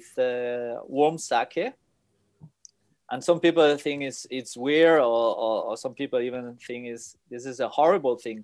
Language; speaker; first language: English; non-native, fluent; Spanish